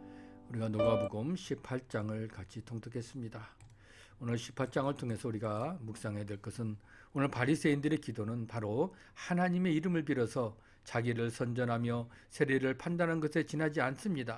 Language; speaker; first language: Korean; native; Korean